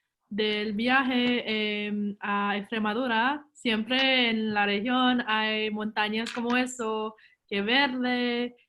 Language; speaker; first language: Spanish; non-native, learner; English